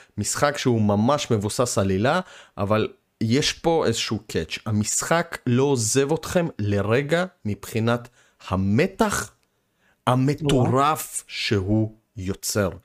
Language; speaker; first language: Hebrew; early bilingual, other home language; Russian